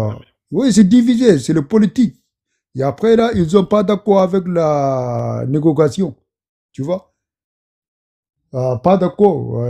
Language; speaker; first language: French; non-native, learner; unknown